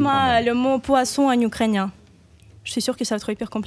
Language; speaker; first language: French; non-native, fluent; Ukrainian